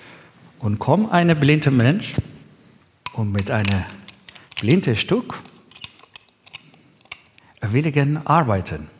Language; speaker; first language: German; non-native, learner; Persian